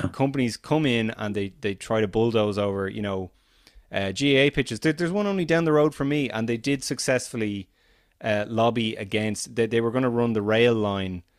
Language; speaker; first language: English; native; English